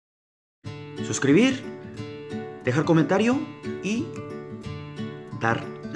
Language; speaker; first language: Spanish; non-native, fluent; Korean